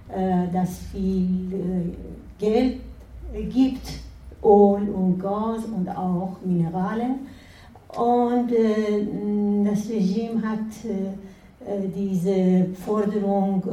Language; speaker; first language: German; non-native, fluent; Persian